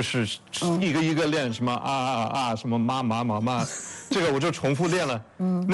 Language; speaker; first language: Chinese; non-native, fluent; English